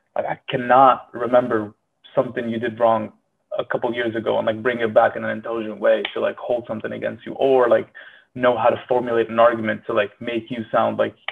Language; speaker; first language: English; non-native, fluent; Arabic